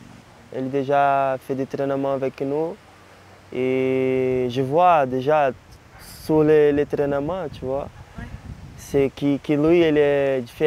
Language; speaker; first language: French; non-native, learner; Portuguese